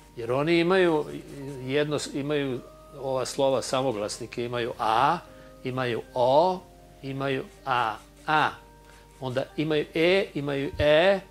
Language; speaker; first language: Serbian; native; Serbian